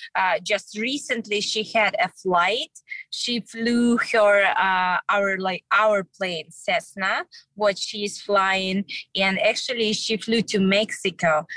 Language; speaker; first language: English; non-native, learner; Russian